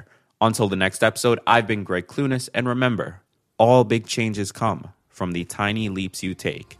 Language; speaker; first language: English; native; English